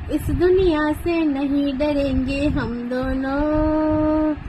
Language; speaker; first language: Hindi; non-native, local second language; Marathi